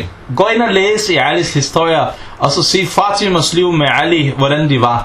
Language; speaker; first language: Danish; non-native, fluent; Arabic